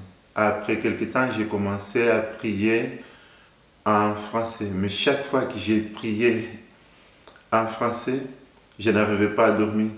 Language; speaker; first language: French; non-native, fluent; Portuguese